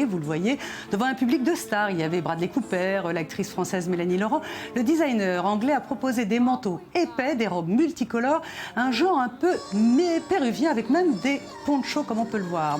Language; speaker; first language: French; native; French